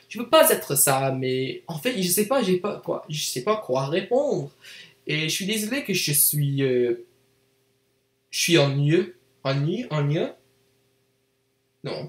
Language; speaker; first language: French; non-native, learner; English